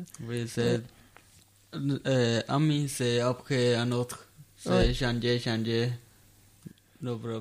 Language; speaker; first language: French; non-native, learner; Punjabi